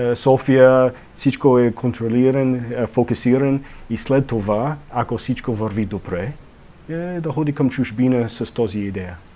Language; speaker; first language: Bulgarian; non-native, learner; English